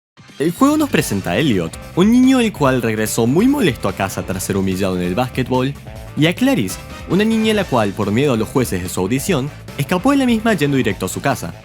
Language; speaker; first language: Spanish; native; Spanish